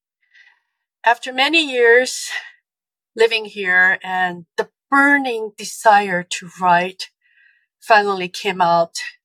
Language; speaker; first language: English; non-native, fluent; Chinese